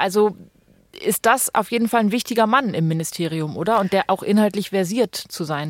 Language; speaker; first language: German; native; German